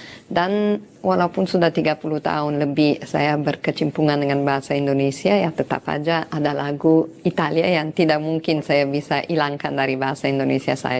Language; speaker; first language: Indonesian; non-native, fluent; Italian